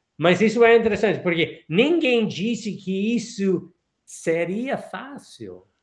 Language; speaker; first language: Portuguese; non-native, fluent; English